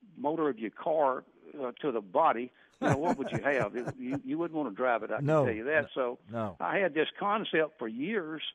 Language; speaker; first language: English; native; English